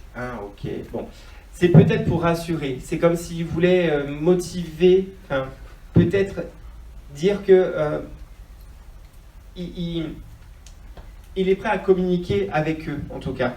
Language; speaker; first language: French; native; French